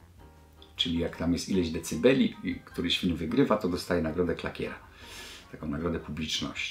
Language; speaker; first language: Polish; native; Polish